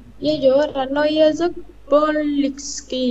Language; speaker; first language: Russian; non-native, learner; Vietnamese